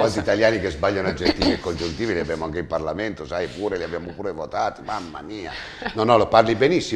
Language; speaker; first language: Italian; native; Italian